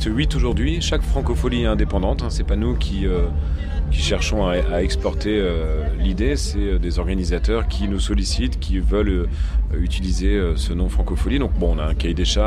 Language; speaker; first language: French; native; French